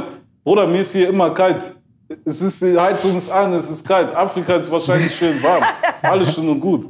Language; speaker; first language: German; early bilingual, other home language; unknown